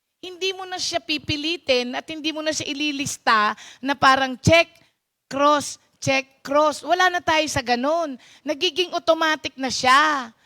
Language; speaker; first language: Filipino; non-native, local second language; Pampanga